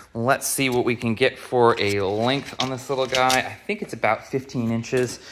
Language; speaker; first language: English; native; English